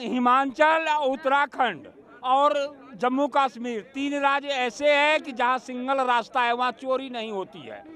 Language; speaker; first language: Hindi; native; Hindi